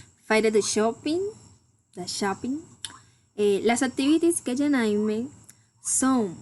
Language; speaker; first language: French; non-native, learner; Spanish